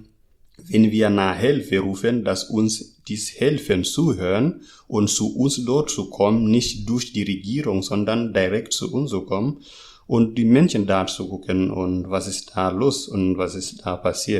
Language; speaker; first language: German; non-native, learner; Masai